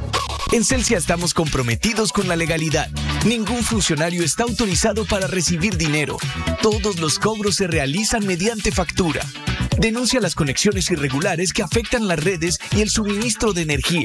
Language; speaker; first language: Spanish; native; Spanish